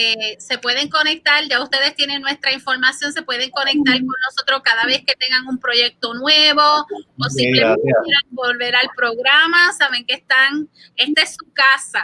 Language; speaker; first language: Spanish; early bilingual, heritage; Spanish